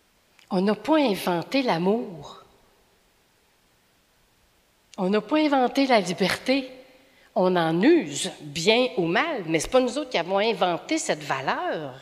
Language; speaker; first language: French; native; French